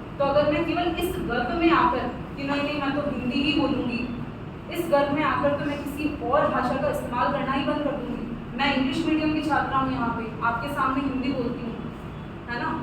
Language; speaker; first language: Hindi; native; Hindi